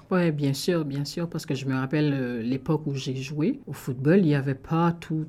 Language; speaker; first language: French; non-native, local second language; Haitian Creole